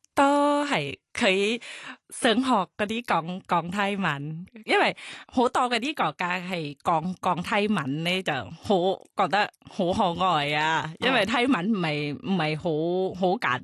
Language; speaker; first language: Cantonese; non-native, learner; Thai